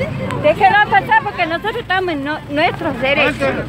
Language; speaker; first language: Spanish; native; Spanish